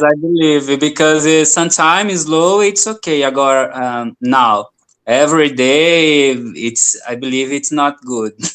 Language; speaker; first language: English; non-native, learner; Portuguese